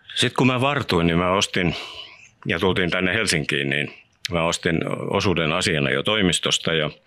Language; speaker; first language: Finnish; native; Finnish